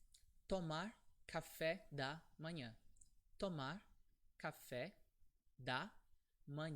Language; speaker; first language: Portuguese; non-native, fluent; English